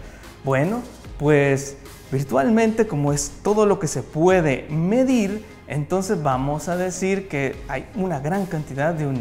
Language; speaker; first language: Spanish; native; Spanish